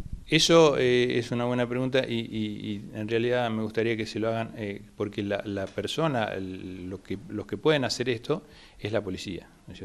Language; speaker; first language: Spanish; native; Spanish